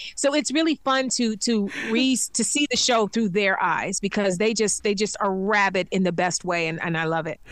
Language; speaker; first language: English; native; English